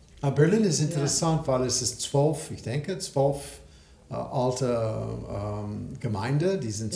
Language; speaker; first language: German; non-native, learner; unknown